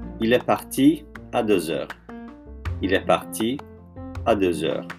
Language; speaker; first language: French; non-native, learner; Turkish